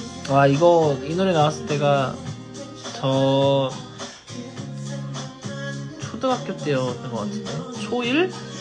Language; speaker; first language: Korean; native; Korean